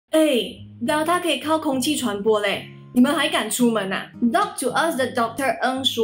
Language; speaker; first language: Chinese; native; Chinese